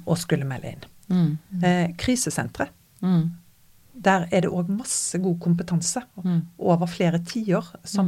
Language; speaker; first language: Norwegian; native; Norwegian